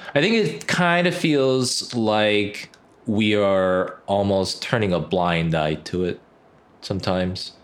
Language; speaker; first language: English; early bilingual, other home language; Korean